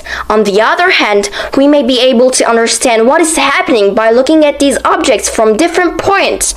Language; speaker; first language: English; non-native, fluent; Turkish